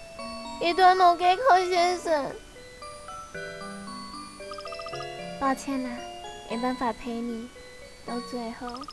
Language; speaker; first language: Chinese; native; Chinese